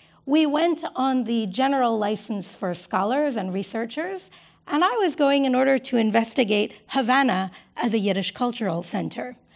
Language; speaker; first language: English; native; English